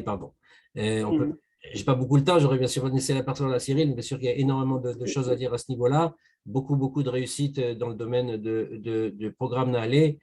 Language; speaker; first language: French; native; French